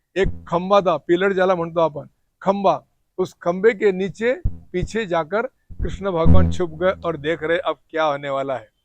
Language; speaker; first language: Hindi; non-native, local second language; Marathi